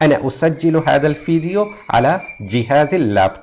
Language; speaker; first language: Arabic; non-native, fluent; Urdu